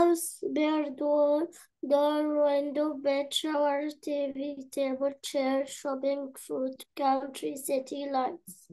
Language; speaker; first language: English; non-native, learner; Arabic